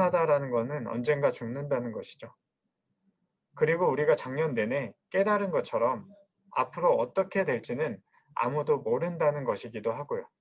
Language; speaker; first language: Korean; native; Korean